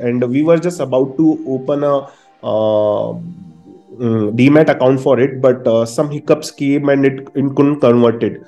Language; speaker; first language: English; non-native, local second language; Hindi